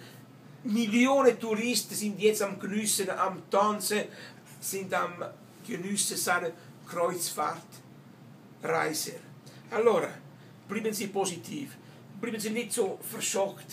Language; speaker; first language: German; non-native, learner; Italian